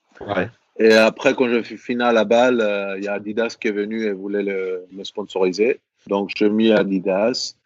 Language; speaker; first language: French; non-native, fluent; Greek